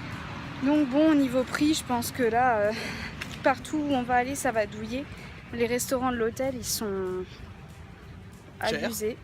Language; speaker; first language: French; native; French